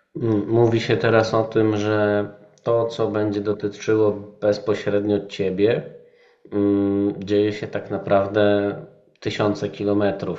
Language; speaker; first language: Polish; native; Polish